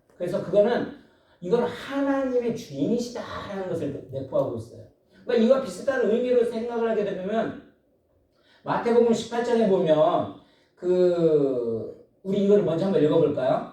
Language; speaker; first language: Korean; native; Korean